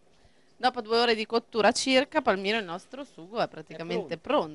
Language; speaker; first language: Italian; native; Italian